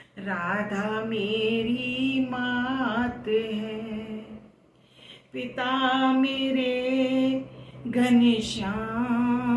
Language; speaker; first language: Hindi; native; Hindi